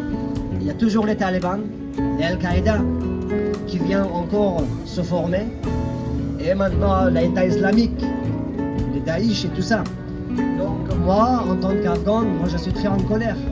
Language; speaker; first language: French; non-native, fluent; Persian